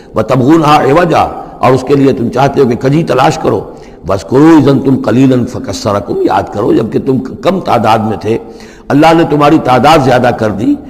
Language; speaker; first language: Urdu; native; Urdu